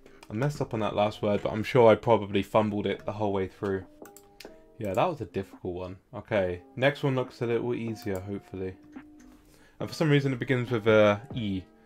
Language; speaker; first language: English; native; English